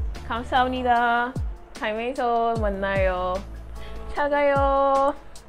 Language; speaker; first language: Korean; non-native, learner; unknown